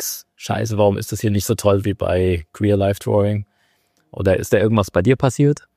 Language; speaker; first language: German; native; German